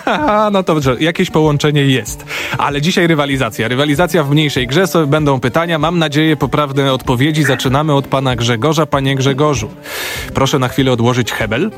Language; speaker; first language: Polish; native; Polish